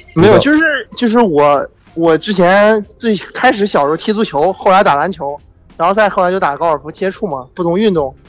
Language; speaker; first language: Chinese; native; Chinese